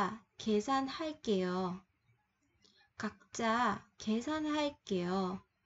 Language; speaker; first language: Korean; non-native, fluent; Vietnamese